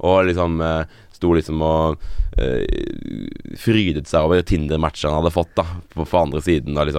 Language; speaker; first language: Norwegian; native; Norwegian